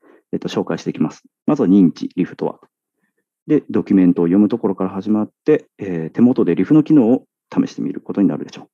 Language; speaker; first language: Japanese; native; Japanese